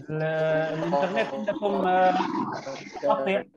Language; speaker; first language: Arabic; non-native, fluent; Indonesian